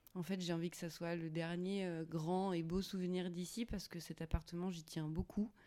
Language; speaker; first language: French; native; French